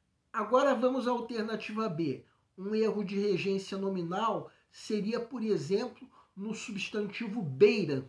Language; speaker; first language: Portuguese; native; Portuguese